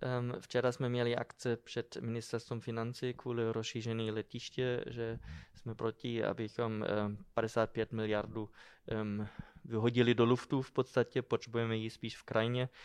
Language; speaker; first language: Czech; non-native, fluent; German